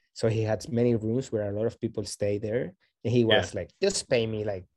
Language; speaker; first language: English; non-native, fluent; Spanish